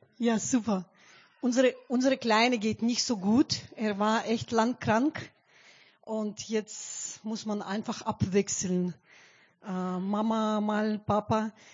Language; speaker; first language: German; non-native, fluent; Russian